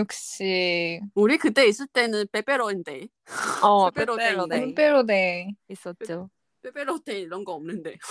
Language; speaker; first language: Korean; non-native, fluent; Chinese